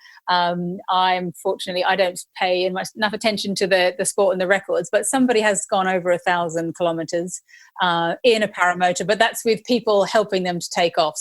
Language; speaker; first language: English; native; English